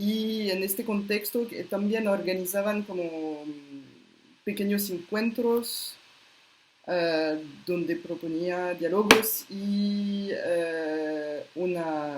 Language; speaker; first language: Spanish; non-native, fluent; French